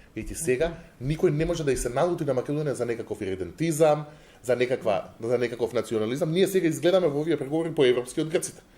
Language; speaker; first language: Macedonian; non-native, local second language; Albanian